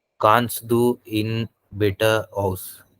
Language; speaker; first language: German; non-native, learner; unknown